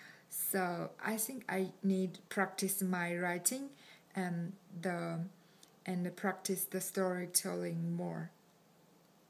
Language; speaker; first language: English; non-native, learner; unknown